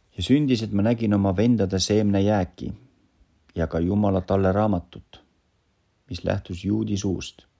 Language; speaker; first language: Estonian; non-native, local second language; Russian